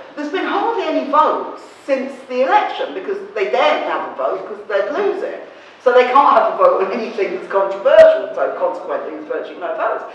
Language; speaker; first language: English; native; English